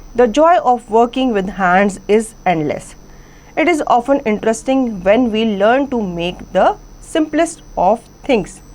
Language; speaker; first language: English; non-native, local second language; Hindi